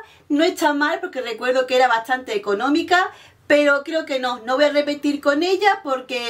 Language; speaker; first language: Spanish; native; Spanish